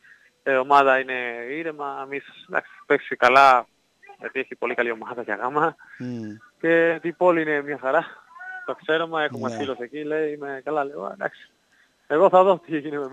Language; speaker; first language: Greek; non-native, learner; Spanish